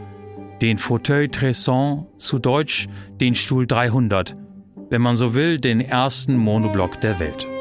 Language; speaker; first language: German; native; German